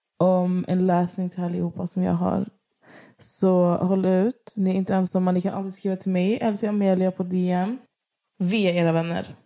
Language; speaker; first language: Swedish; early bilingual, other home language; Arabic